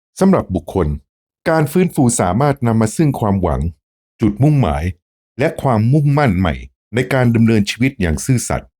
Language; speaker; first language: Thai; native; Thai